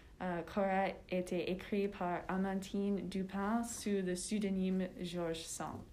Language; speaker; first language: French; non-native, learner; English